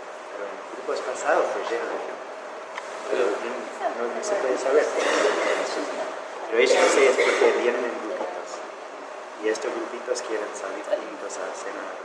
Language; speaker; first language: Spanish; non-native, fluent; English